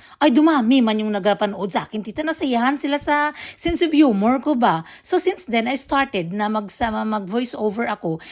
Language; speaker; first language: Filipino; non-native, local second language; Hiligaynon